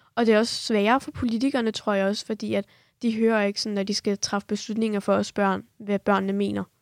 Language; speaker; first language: Danish; early bilingual, other home language; Kurdish